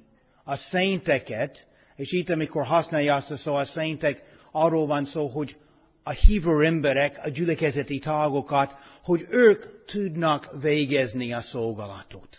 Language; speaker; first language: Hungarian; non-native, fluent; English